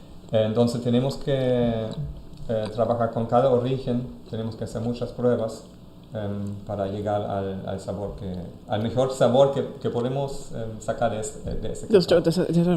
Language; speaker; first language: Spanish; non-native, fluent; German